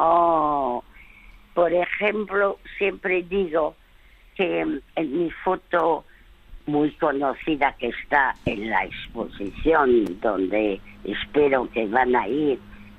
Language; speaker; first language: Spanish; early bilingual, other home language; French